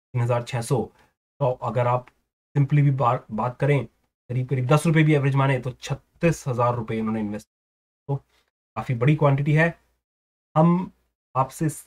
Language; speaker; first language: Hindi; native; Hindi